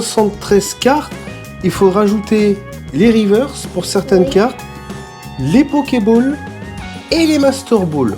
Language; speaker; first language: French; native; French